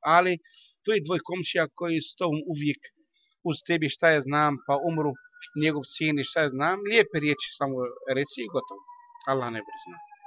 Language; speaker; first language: Bosnian; non-native, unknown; Arabic